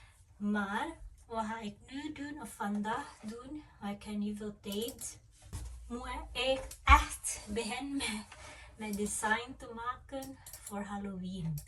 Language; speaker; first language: Dutch; non-native, fluent; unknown